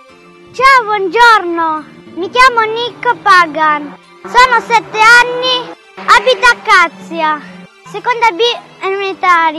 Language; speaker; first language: Italian; non-native, learner; Filipino